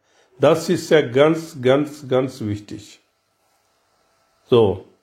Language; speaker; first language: German; non-native, learner; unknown